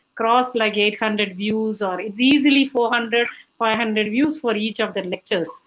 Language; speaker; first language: English; non-native, local second language; Tamil